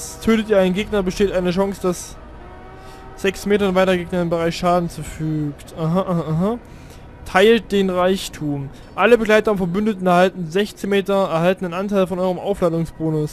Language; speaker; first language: German; native; German